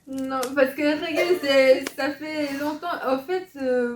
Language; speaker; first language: French; non-native, fluent; Korean